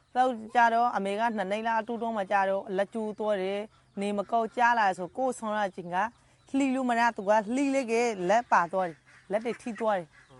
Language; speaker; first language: Burmese; native; Burmese